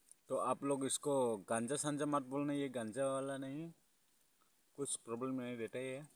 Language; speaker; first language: Hindi; non-native, local second language; Garo